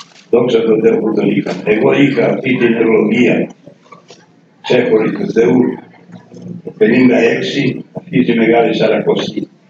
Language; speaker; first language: Greek; non-native, fluent; Serbian